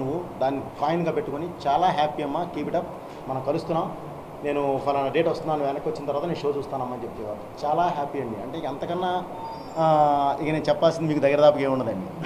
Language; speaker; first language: Telugu; native; Telugu